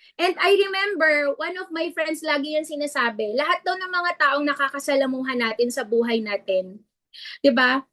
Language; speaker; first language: Filipino; non-native, local second language; Iloko